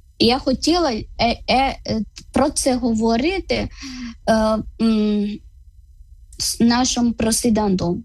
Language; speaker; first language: Ukrainian; non-native, learner; Malayalam